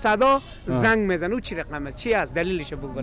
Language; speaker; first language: Persian; native; Persian